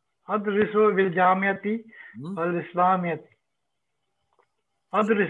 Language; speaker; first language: Arabic; non-native, learner; English